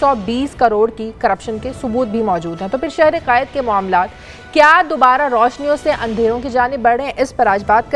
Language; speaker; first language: Urdu; native; Urdu